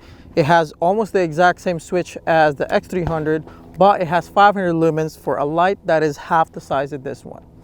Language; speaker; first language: English; native; English